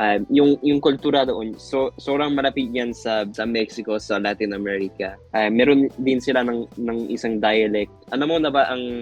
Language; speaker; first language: Filipino; non-native, fluent; Spanish